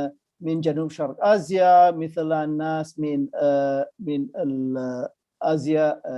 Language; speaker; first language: Arabic; non-native, fluent; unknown